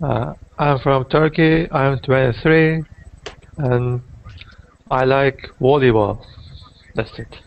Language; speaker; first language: English; non-native, learner; Turkish